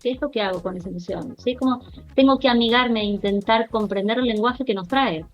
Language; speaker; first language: Spanish; native; Spanish